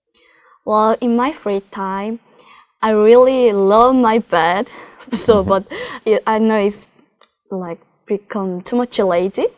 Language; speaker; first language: English; non-native, learner; Korean